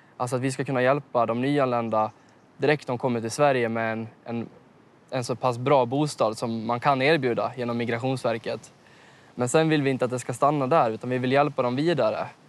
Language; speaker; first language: Swedish; native; Swedish